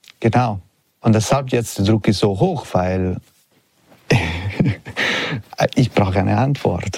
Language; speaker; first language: German; non-native, fluent; Italian